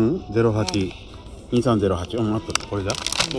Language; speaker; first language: Japanese; native; Japanese